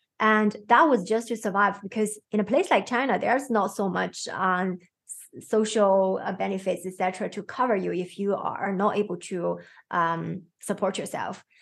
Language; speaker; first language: English; non-native, fluent; Chinese